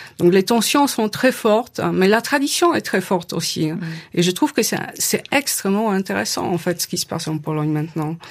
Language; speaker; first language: French; non-native, fluent; Polish